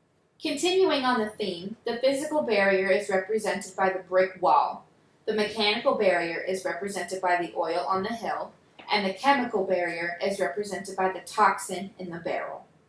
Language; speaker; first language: English; native; English